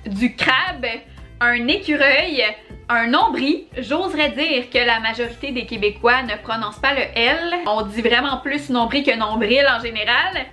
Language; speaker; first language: French; native; French